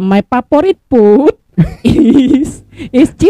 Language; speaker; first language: English; non-native, learner; Indonesian